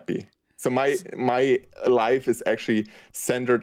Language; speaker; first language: English; non-native, fluent; German